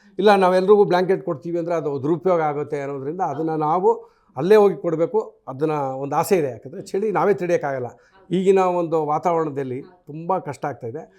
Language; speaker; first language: Kannada; non-native, local second language; Telugu